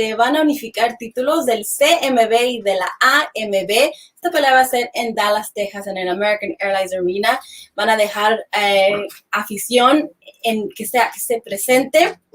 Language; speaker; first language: Spanish; early bilingual, heritage; Spanish